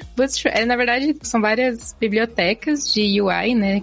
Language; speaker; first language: Portuguese; native; Portuguese